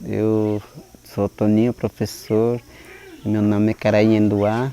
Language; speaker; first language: Portuguese; non-native, local second language; Guarani